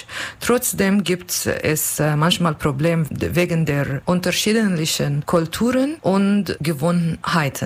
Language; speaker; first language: German; non-native, learner; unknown